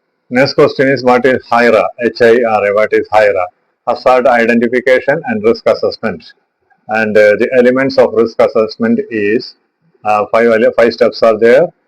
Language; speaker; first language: English; non-native, local second language; Malayalam